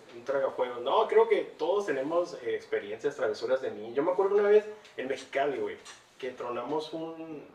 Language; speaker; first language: Spanish; early bilingual, heritage; Spanish